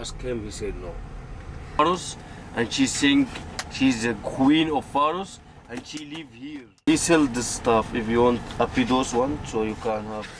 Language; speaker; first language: English; non-native, learner; Arabic